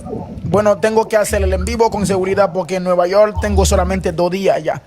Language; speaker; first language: Spanish; non-native, fluent; Haitian Creole